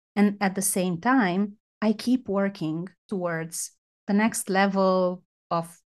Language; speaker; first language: English; non-native, fluent; Romanian